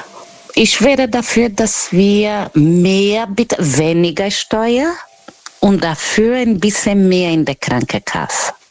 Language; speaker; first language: German; non-native, learner; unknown